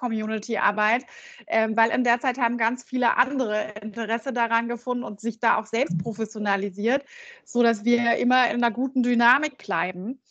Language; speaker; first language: German; native; German